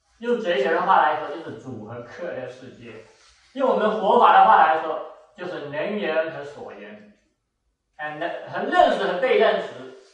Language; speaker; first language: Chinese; native; Chinese